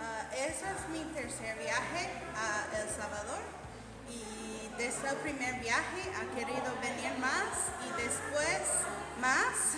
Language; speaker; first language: Spanish; non-native, fluent; English